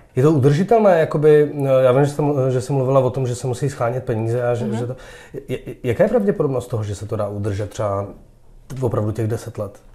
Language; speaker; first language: Czech; native; Czech